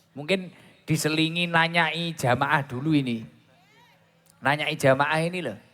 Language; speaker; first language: Indonesian; non-native, local second language; Javanese